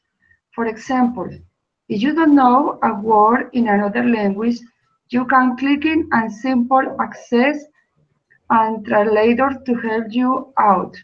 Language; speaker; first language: English; non-native, learner; Spanish